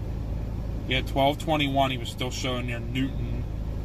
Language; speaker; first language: English; native; English